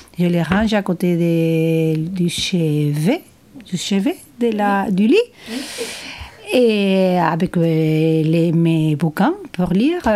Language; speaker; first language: French; non-native, fluent; Spanish